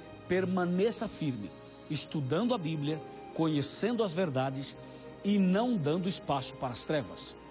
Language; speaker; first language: Portuguese; native; Portuguese